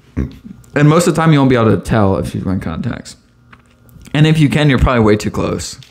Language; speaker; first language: English; native; English